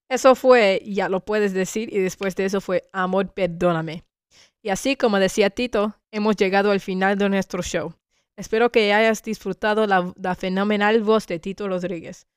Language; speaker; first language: Spanish; early bilingual, heritage; Spanish